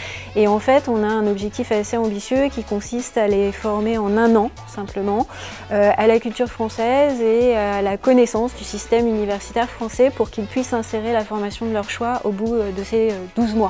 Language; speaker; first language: French; native; French